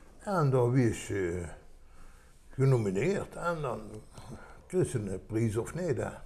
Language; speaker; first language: Dutch; native; Dutch